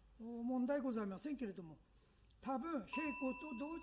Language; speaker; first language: Japanese; native; Japanese